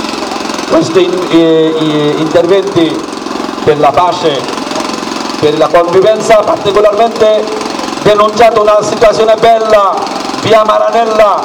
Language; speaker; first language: Italian; non-native, learner; Bangla